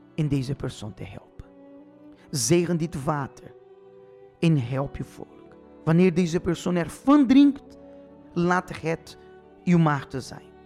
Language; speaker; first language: Dutch; non-native, fluent; Portuguese